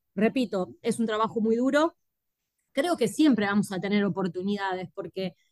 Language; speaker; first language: Spanish; native; Spanish